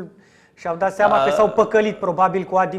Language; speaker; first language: Romanian; native; Romanian